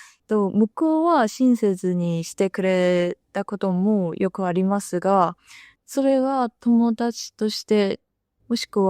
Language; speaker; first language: Japanese; non-native, fluent; Chinese